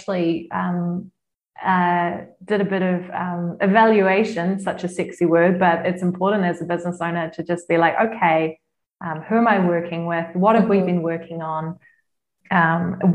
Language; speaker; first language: English; native; English